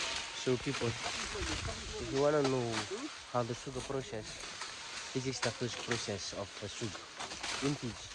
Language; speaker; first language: English; non-native, local second language; Fijian